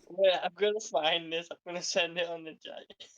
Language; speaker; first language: English; native; English